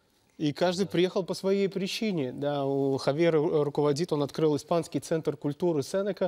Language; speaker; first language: Russian; native; Russian